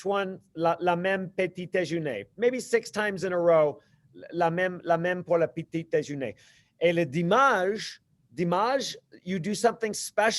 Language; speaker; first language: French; non-native, learner; English